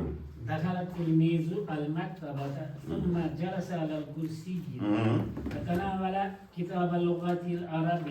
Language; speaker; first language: Arabic; non-native, learner; Kashmiri